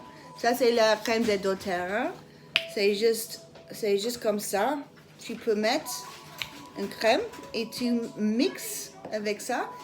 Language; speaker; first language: French; non-native, learner; English